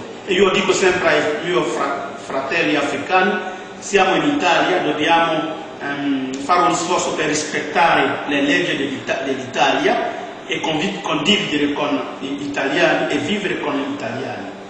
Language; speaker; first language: Italian; non-native, fluent; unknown